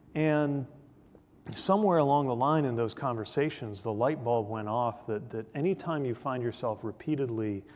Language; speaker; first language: English; native; English